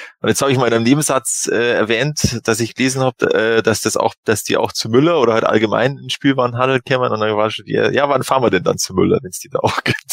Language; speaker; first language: German; native; German